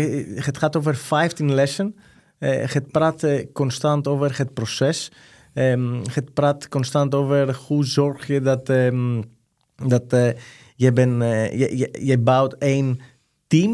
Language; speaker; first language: Dutch; non-native, fluent; Greek